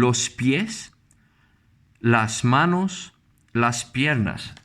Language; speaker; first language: Spanish; non-native, fluent; Arabic